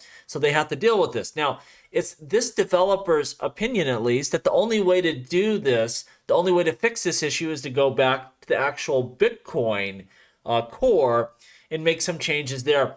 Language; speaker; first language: English; native; English